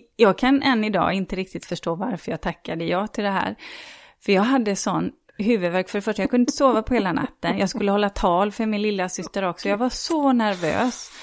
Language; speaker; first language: Swedish; native; Swedish